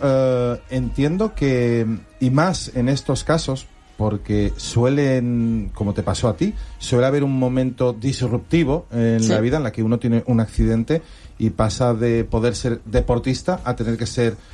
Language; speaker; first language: Spanish; native; Spanish